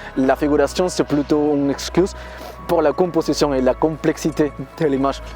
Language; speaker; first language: French; non-native, fluent; Spanish